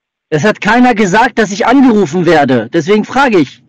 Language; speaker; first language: German; native; German